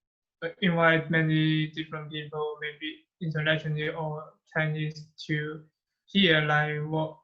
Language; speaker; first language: English; non-native, fluent; Chinese